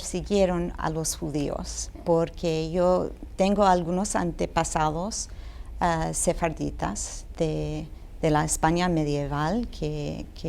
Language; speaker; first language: Spanish; non-native, fluent; English